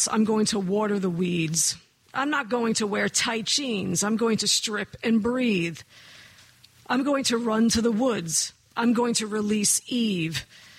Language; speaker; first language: English; native; English